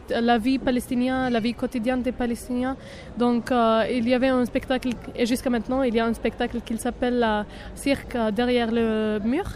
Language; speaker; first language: French; non-native, fluent; Arabic